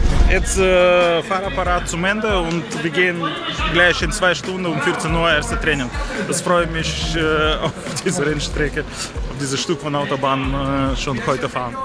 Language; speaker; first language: German; non-native, learner; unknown